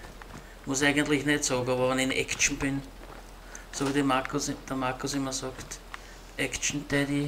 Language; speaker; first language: German; native; German